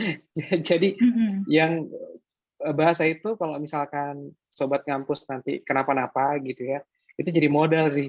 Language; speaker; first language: Indonesian; native; Indonesian